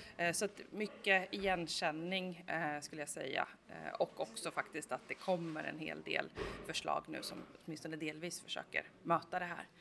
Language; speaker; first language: Swedish; native; Swedish